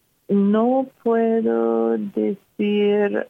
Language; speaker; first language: Spanish; non-native, fluent; English